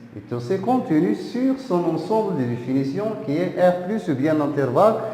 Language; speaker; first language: French; non-native, local second language; Arabic